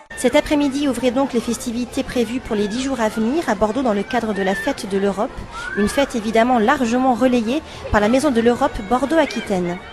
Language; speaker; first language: French; native; French